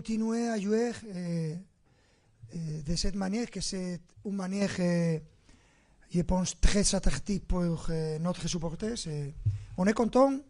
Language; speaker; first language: French; non-native, fluent; Spanish